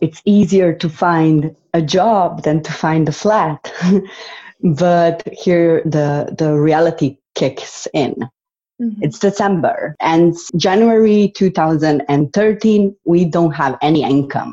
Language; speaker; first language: English; non-native, fluent; Slovenian